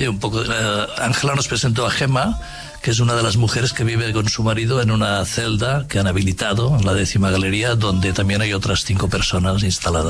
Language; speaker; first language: Spanish; native; Spanish